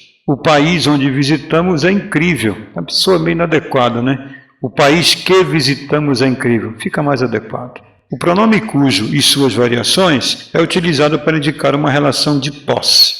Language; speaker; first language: Portuguese; native; Portuguese